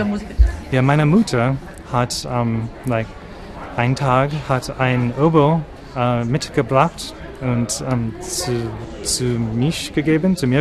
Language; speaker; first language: German; non-native, learner; English